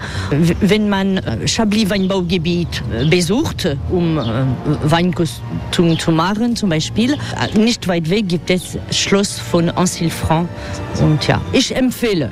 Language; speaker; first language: German; non-native, fluent; French